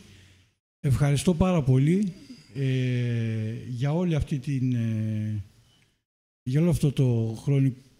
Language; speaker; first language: Greek; native; Greek